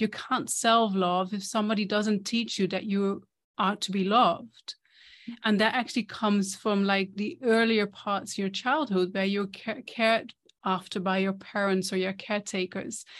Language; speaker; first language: English; non-native, fluent; Dutch